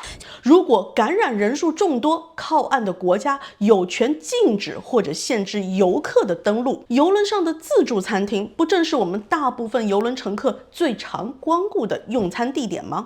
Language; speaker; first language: Chinese; native; Chinese